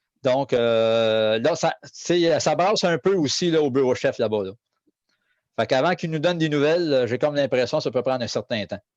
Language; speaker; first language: French; native; French